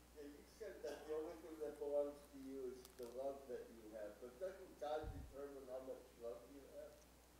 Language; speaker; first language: English; native; English